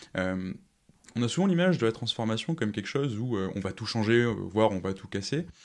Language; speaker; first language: French; native; French